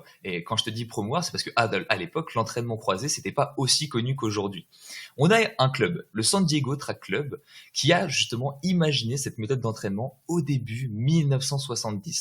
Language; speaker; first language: French; native; French